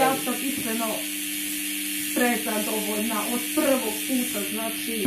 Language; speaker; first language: Serbian; native; Serbian